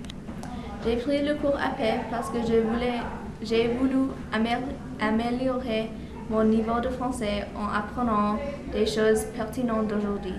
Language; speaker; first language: French; non-native, fluent; English